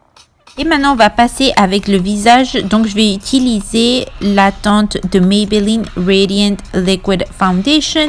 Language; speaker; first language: French; non-native, fluent; Spanish